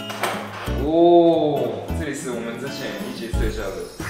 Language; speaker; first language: Chinese; non-native, fluent; Japanese